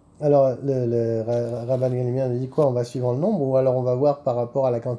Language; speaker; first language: French; native; French